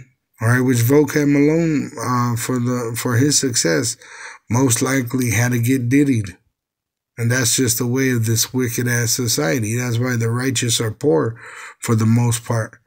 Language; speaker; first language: English; native; English